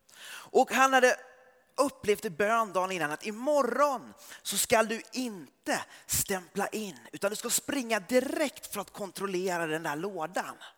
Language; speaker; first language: Swedish; early bilingual, heritage; Swedish